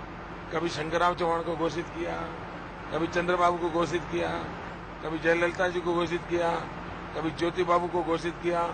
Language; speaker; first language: Hindi; non-native, local second language; Gujarati